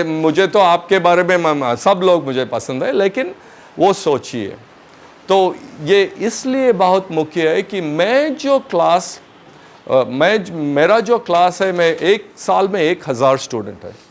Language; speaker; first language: Hindi; non-native, local second language; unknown